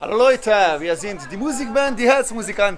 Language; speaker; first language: German; non-native, learner; Slovenian